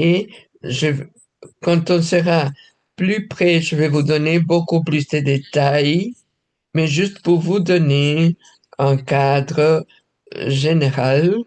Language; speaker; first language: French; non-native, fluent; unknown